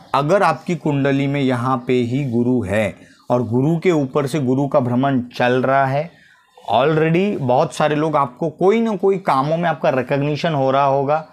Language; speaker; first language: Hindi; non-native, local second language; Marathi